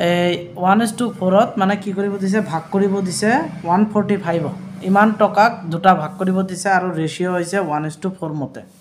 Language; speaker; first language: Assamese; non-native, local second language; Bangla